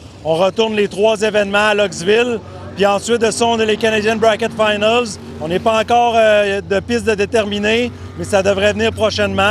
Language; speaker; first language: French; native; French